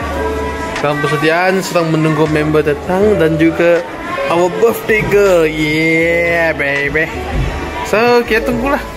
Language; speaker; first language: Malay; non-native, local second language; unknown